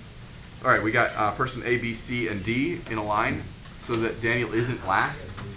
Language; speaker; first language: English; native; English